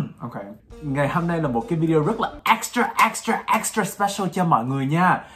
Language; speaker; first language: Vietnamese; early bilingual, heritage; Vietnamese